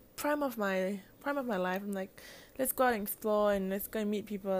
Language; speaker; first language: English; native; English